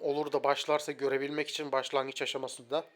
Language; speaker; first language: Turkish; native; Turkish